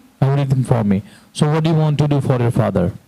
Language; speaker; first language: English; non-native, fluent; Hindi